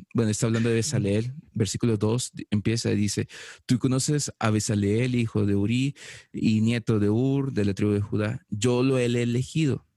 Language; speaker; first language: Spanish; native; Spanish